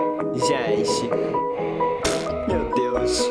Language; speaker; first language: Portuguese; non-native, learner; English